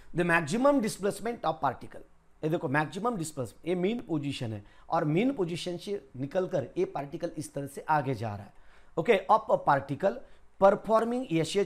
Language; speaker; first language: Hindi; non-native, local second language; Marathi